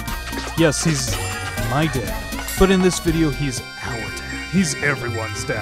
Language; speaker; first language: English; native; English